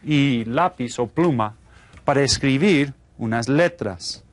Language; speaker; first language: Spanish; non-native, fluent; English